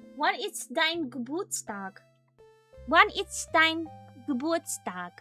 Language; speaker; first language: German; non-native, learner; English